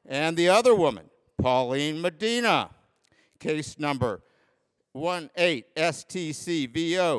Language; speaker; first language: English; native; English